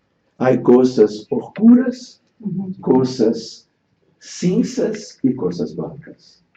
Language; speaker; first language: Spanish; non-native, fluent; Portuguese